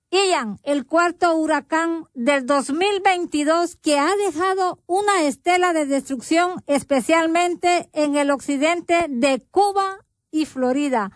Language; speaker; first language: Spanish; native; Spanish